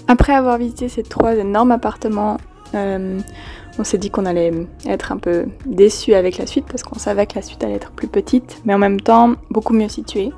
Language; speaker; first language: French; native; French